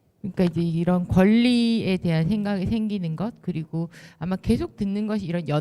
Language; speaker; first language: Korean; native; Korean